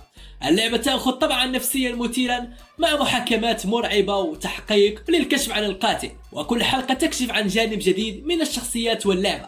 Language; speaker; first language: Arabic; native; Arabic